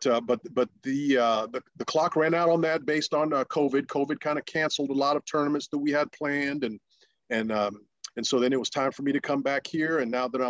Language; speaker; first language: English; non-native, fluent; Russian